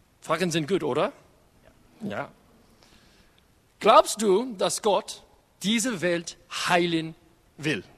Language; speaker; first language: German; non-native, learner; English